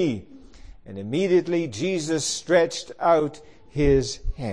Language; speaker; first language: English; native; English